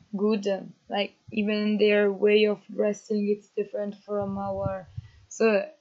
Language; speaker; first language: English; non-native, fluent; Italian